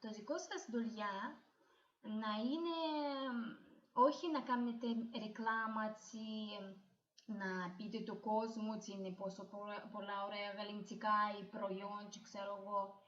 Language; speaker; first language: Greek; non-native, fluent; Russian